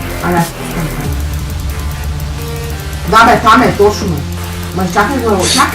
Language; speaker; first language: Bulgarian; native; Bulgarian